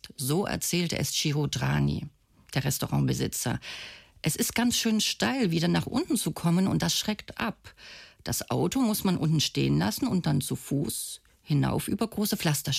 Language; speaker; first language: German; native; German